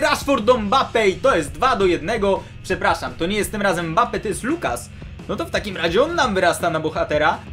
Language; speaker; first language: Polish; native; Polish